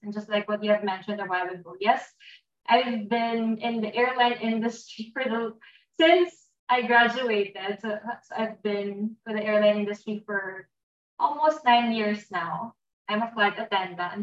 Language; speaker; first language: English; non-native, local second language; Filipino